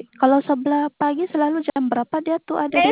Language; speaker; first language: Indonesian; non-native, local second language; Malay